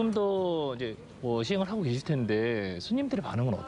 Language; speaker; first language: Korean; native; Korean